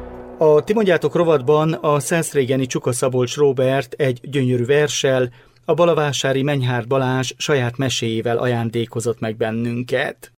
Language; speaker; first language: Hungarian; native; Hungarian